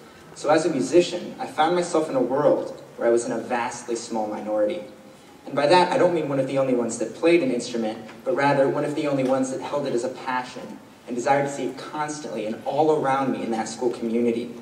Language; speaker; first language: English; native; English